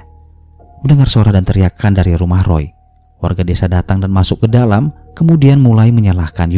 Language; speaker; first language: Indonesian; native; Indonesian